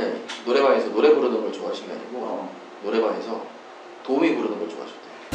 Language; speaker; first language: Korean; native; Korean